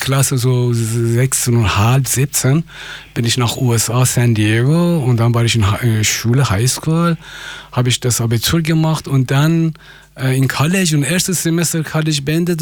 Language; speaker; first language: German; non-native, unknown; Persian